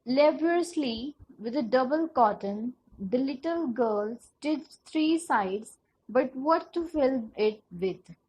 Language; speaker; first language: English; non-native, local second language; Punjabi